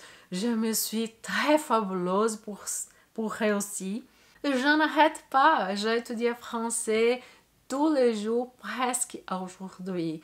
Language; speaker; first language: French; non-native, learner; Portuguese